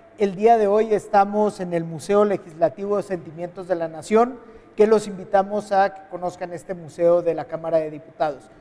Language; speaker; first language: Spanish; native; Spanish